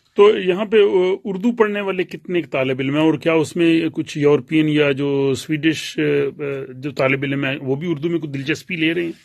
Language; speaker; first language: Urdu; non-native, local second language; Punjabi